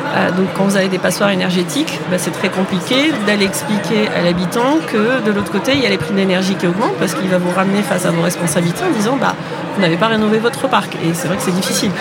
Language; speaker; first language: French; native; French